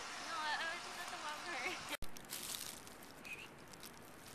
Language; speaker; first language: Spanish; non-native, learner; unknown